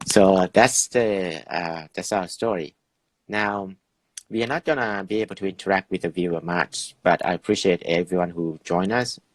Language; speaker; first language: English; non-native, fluent; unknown